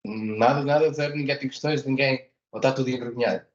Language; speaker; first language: Portuguese; native; Portuguese